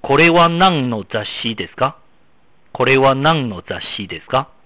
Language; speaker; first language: Japanese; non-native, fluent; Chinese